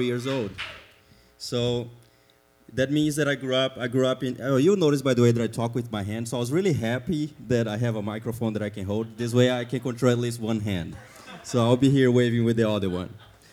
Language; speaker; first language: English; non-native, fluent; Portuguese